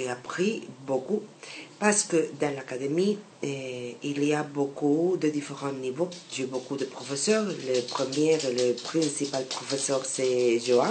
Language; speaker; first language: French; non-native, learner; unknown